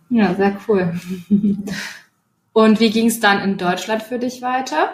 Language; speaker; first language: German; native; German